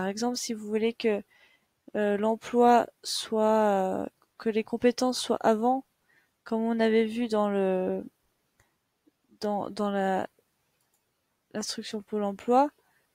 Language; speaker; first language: French; native; French